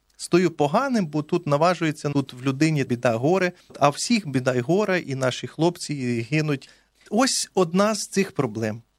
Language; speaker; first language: Ukrainian; native; Ukrainian